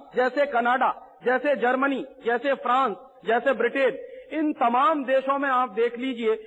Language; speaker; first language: Hindi; native; Hindi